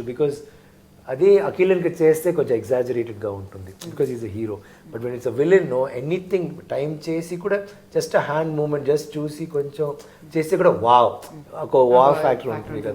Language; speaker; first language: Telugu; non-native, learner; Tamil